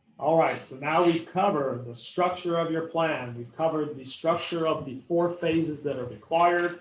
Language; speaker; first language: English; native; English